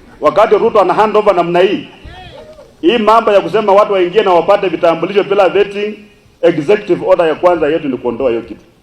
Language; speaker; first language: Swahili; non-native, local second language; Luyia